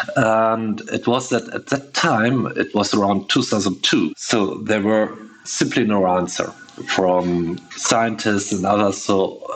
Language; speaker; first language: English; non-native, fluent; German